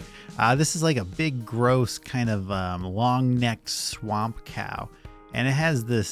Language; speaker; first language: English; native; English